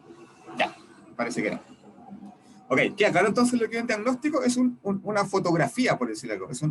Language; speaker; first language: Spanish; native; Spanish